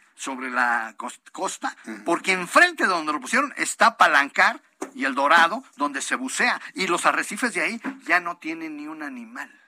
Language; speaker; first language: Spanish; native; Spanish